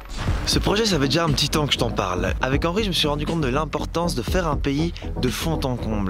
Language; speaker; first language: French; native; French